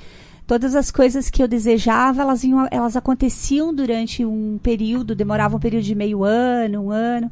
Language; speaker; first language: Portuguese; native; Portuguese